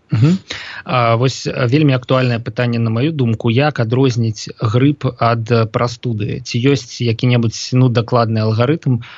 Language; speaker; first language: Belarusian; native; Belarusian